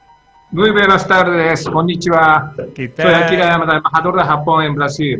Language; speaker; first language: Spanish; non-native, fluent; Japanese